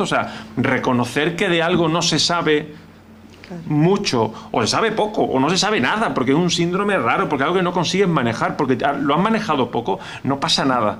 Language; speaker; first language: Spanish; native; Spanish